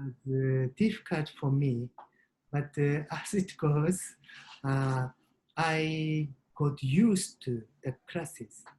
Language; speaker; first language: English; non-native, learner; Japanese